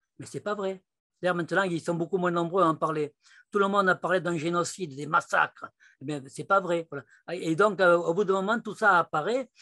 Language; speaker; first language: French; native; French